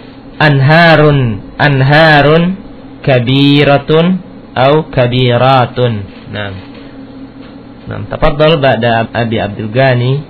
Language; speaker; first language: Arabic; non-native, fluent; Indonesian